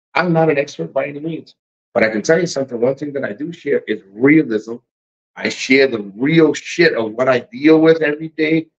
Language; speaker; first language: English; native; English